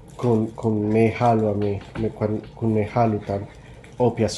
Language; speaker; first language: Finnish; non-native, learner; Spanish